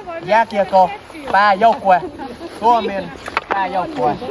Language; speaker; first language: Finnish; non-native, learner; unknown